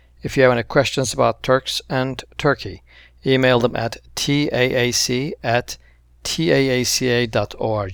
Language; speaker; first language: English; non-native, fluent; Turkish